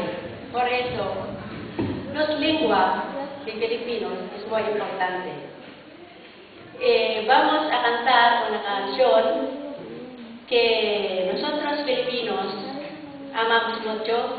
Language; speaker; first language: Spanish; non-native, learner; Filipino